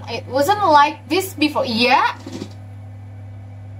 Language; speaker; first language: English; non-native, learner; Indonesian